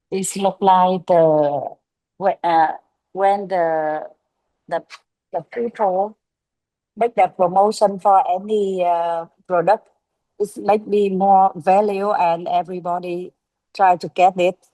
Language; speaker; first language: English; non-native, learner; Vietnamese